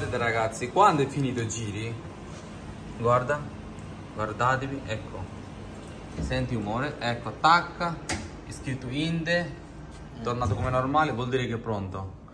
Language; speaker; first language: Italian; non-native, learner; Bangla